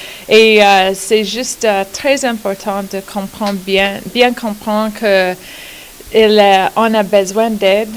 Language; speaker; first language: French; non-native, learner; English